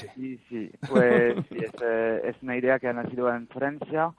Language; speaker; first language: Spanish; non-native, fluent; French